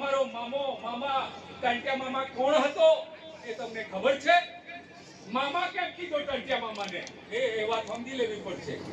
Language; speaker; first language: Gujarati; non-native, local second language; Vasavi